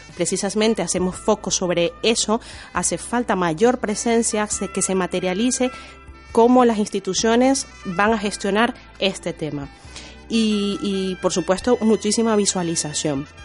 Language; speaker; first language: Spanish; native; Spanish